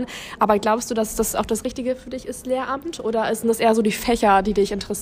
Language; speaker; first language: German; native; German